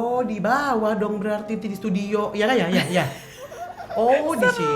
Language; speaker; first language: Indonesian; native; Indonesian